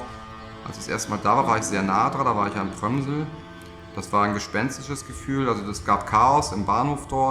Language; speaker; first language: German; native; German